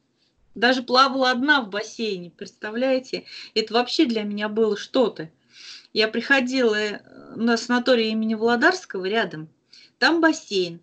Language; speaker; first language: Russian; native; Russian